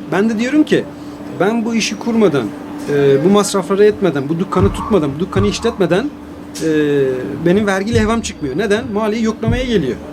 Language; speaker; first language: Turkish; non-native, fluent; Persian